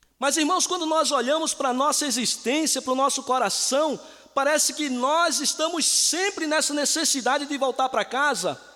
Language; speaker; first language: Portuguese; native; Portuguese